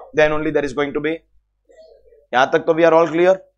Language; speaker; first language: Hindi; native; Hindi